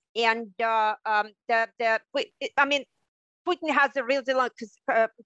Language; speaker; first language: English; non-native, fluent; Russian